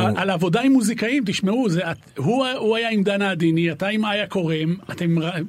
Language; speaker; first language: Hebrew; native; Hebrew